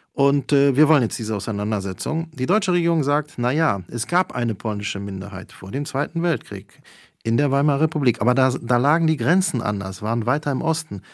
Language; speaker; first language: German; early bilingual, other home language; Polish